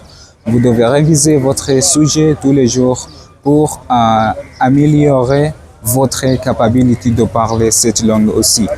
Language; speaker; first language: French; non-native, learner; Swahili